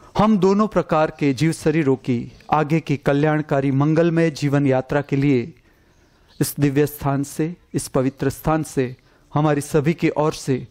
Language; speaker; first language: Hindi; non-native, local second language; Gujarati